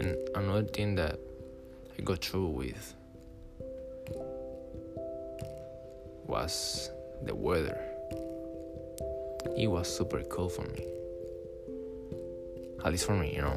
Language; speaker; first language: English; non-native, fluent; Spanish